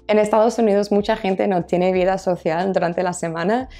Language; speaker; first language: Spanish; non-native, fluent; English